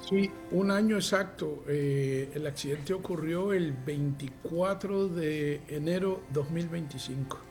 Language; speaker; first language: Spanish; native; Spanish